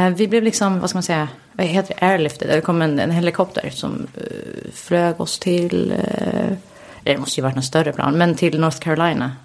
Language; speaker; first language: Swedish; early bilingual, heritage; Swedish